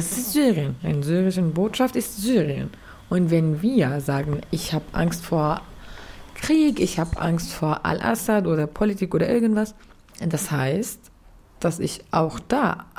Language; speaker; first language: German; non-native, fluent; Arabic